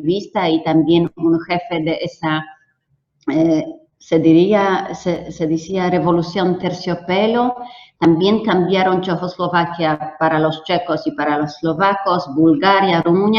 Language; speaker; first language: Spanish; non-native, fluent; Polish